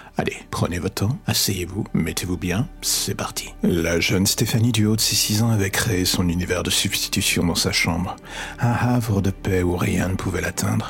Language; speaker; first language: French; native; French